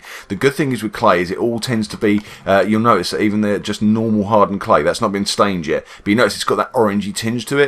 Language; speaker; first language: English; native; English